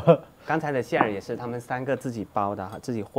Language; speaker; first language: Chinese; native; Chinese